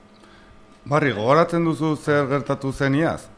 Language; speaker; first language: Basque; non-native, learner; Spanish